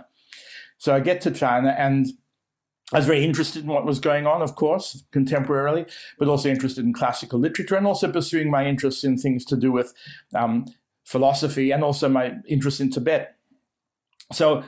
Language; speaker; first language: English; native; English